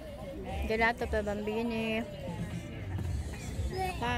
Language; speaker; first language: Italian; non-native, learner; Filipino